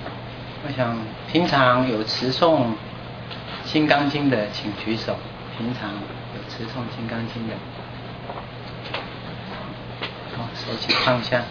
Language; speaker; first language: Chinese; native; Chinese